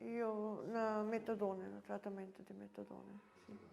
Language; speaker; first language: Portuguese; non-native, learner; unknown